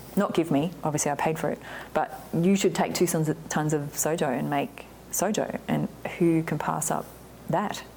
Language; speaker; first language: English; native; English